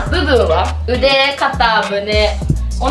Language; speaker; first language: Japanese; native; Japanese